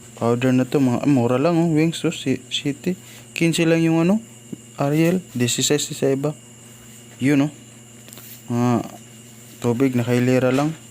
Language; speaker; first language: Filipino; non-native, local second language; Cebuano